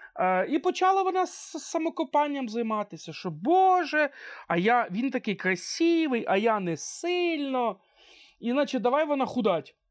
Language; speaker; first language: Ukrainian; non-native, local second language; Russian